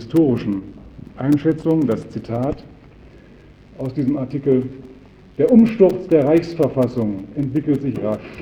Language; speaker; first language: German; native; German